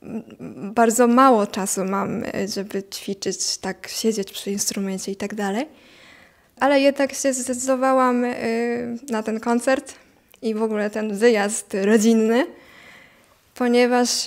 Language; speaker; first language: Polish; non-native, fluent; Japanese